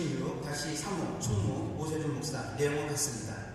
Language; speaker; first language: Korean; native; Korean